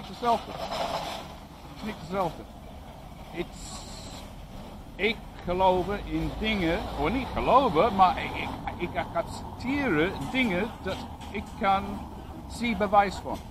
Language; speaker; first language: Dutch; non-native, learner; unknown